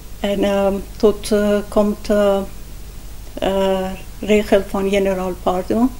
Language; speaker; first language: Dutch; non-native, learner; Persian